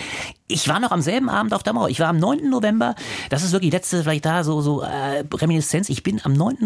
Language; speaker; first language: German; native; German